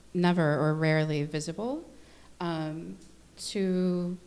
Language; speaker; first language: English; native; English